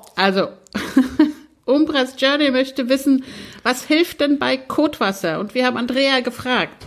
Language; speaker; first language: German; native; German